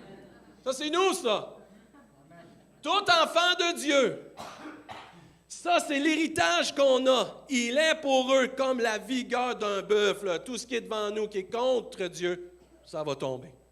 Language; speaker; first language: French; native; French